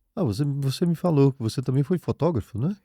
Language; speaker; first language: Portuguese; native; Portuguese